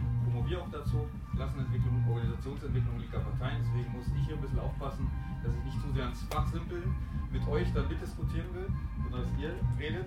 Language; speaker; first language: German; native; German